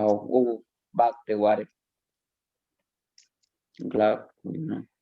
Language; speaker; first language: English; non-native, learner; Spanish